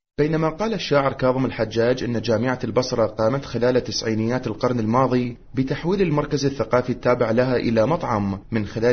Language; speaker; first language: Arabic; native; Arabic